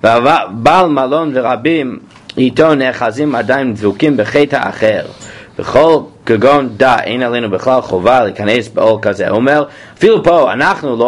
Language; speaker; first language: Hebrew; non-native, fluent; English